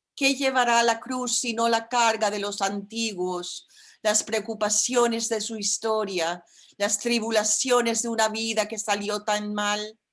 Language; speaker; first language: Spanish; early bilingual, heritage; Spanish